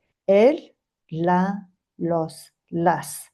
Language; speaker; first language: Spanish; non-native, fluent; Mongolian